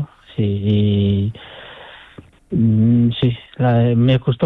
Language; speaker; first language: Spanish; non-native, fluent; Chinese